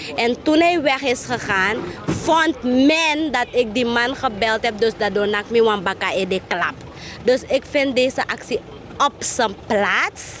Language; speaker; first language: Dutch; native; Dutch